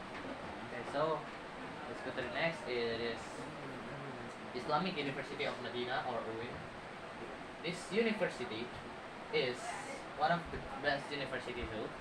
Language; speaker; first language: English; non-native, learner; Indonesian